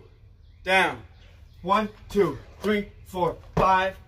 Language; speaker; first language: English; native; English